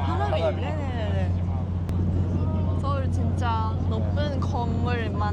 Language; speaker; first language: Korean; non-native, learner; Japanese